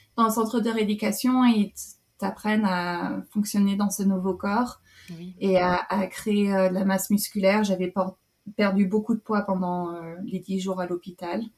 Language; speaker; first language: French; native; French